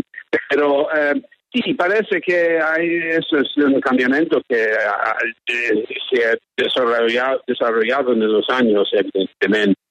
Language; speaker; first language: Spanish; early bilingual, heritage; English